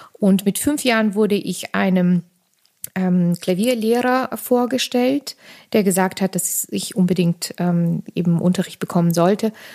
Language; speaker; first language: German; non-native, fluent; Armenian